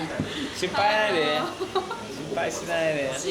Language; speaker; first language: Japanese; non-native, learner; English